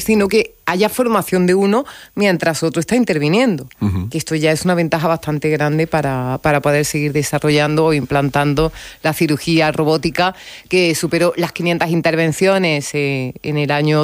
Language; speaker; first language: Spanish; native; Spanish